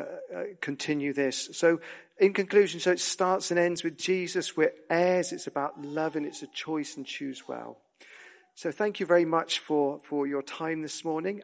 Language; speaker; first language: English; native; English